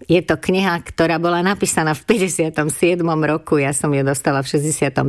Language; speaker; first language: Slovak; non-native, local second language; Hungarian